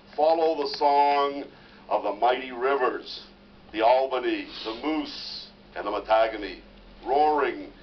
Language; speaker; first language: English; native; English